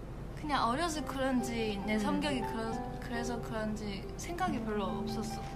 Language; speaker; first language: Korean; non-native, fluent; Chinese